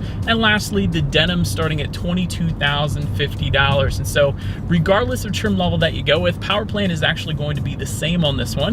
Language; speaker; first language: English; native; English